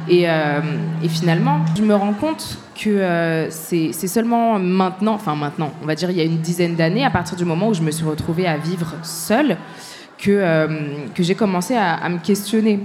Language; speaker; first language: French; early bilingual, other home language; Arabic